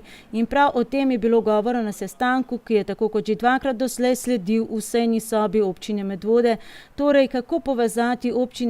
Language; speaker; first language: Slovenian; native; Slovenian